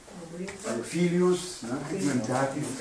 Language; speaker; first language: German; native; German